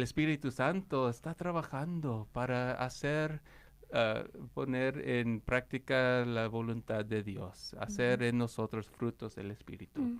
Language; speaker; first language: Spanish; non-native, fluent; English